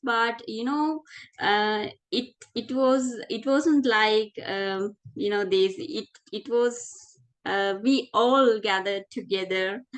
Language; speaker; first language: English; non-native, fluent; Sinhala